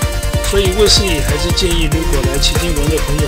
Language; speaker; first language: Chinese; native; Chinese